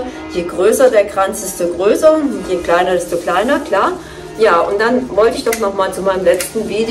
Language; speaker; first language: German; native; German